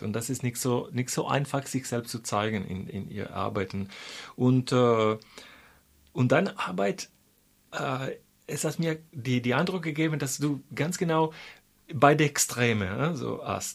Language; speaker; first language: German; non-native, fluent; Italian